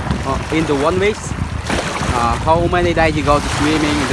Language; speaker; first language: English; non-native, learner; Vietnamese